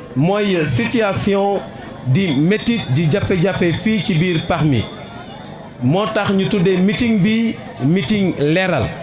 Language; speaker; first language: Wolof; non-native, local second language; Serer